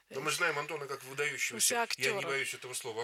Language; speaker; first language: Russian; native; Russian